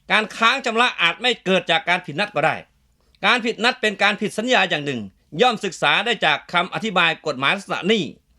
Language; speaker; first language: Thai; native; Thai